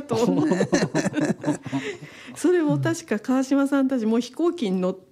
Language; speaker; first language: Japanese; native; Japanese